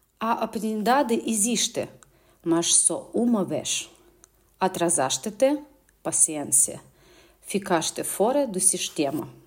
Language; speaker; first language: Portuguese; non-native, fluent; Russian